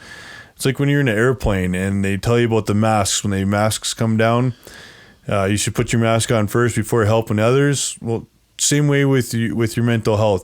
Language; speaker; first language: English; native; English